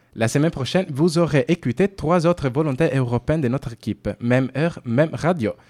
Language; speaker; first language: French; non-native, fluent; Italian